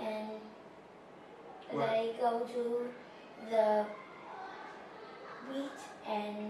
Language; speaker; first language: English; non-native, learner; Vietnamese